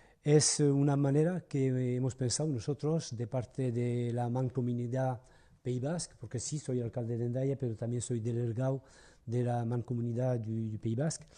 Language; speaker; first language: Spanish; non-native, fluent; French